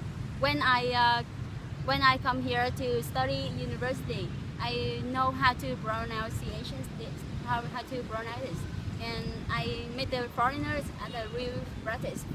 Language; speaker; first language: English; non-native, learner; Vietnamese